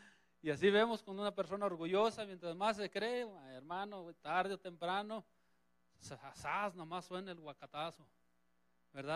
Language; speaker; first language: Spanish; native; Spanish